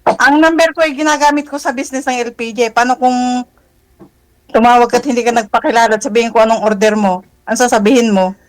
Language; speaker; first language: Filipino; native; Filipino